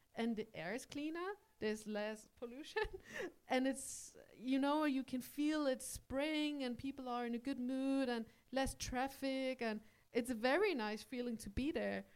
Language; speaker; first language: English; early bilingual, heritage; English